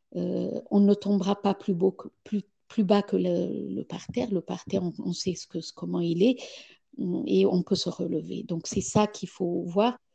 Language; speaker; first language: French; non-native, fluent; Amharic